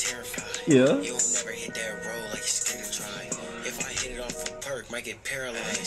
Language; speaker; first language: English; native; English